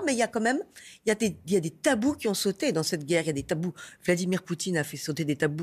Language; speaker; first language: French; native; French